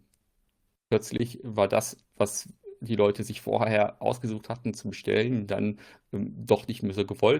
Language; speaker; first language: German; native; German